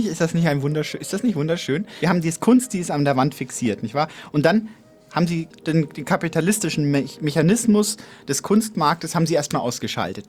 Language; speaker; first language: German; native; German